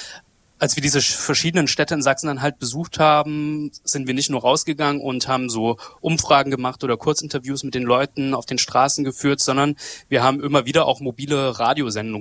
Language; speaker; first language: German; native; German